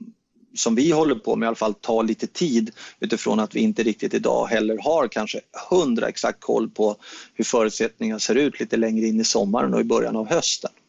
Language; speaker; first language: Swedish; native; Swedish